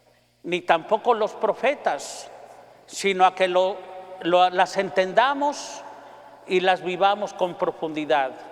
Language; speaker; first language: Spanish; native; Spanish